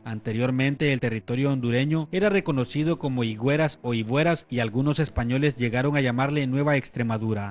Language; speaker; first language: Spanish; native; Spanish